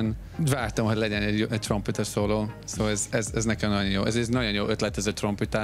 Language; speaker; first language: Hungarian; non-native, fluent; English